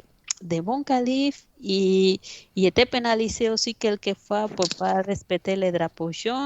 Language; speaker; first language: French; non-native, fluent; Spanish